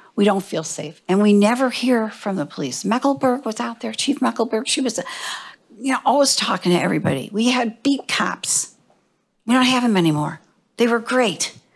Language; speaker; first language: English; native; English